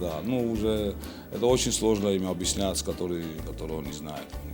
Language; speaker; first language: Russian; non-native, local second language; Georgian